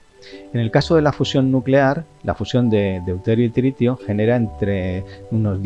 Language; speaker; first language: Spanish; native; Spanish